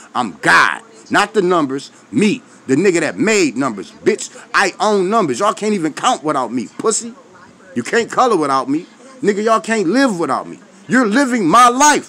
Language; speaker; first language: English; native; English